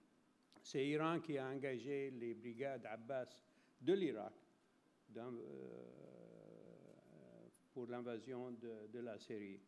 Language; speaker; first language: French; non-native, fluent; Arabic